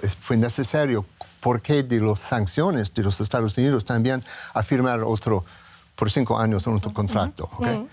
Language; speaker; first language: Spanish; non-native, learner; English